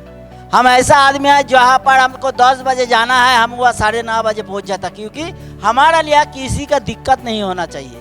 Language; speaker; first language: Hindi; non-native, local second language; Bangla